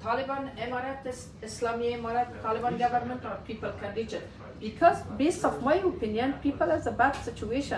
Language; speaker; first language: English; non-native, learner; Persian